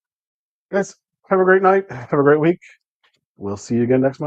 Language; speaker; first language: English; native; English